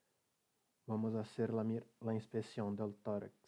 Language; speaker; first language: Spanish; non-native, learner; Portuguese